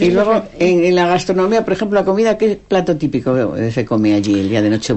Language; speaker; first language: Spanish; native; Spanish